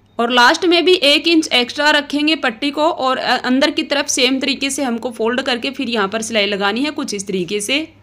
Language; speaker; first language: Hindi; native; Hindi